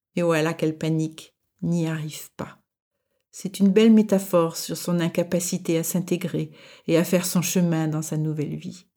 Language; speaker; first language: French; native; French